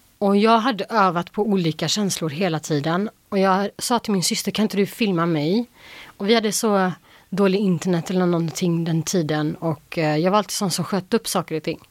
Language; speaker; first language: Swedish; early bilingual, other home language; Albanian